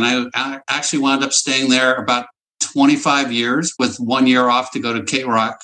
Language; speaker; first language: English; native; English